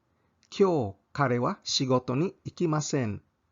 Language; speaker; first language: Japanese; non-native, fluent; English